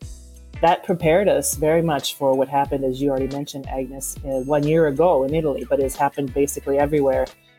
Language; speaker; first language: English; native; English